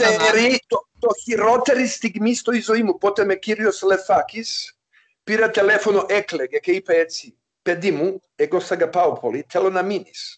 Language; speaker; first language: Greek; non-native, learner; Serbian